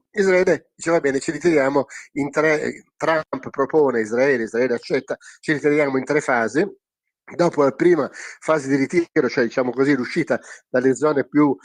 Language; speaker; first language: Italian; native; Italian